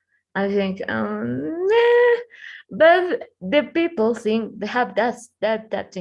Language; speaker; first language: English; non-native, learner; Spanish